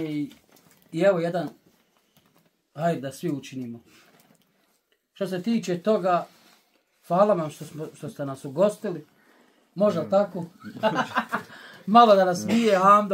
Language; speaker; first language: Bosnian; native; Bosnian